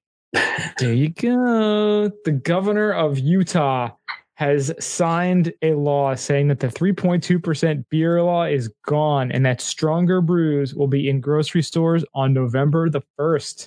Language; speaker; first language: English; native; English